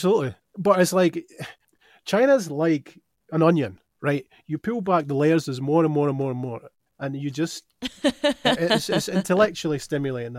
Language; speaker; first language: English; native; English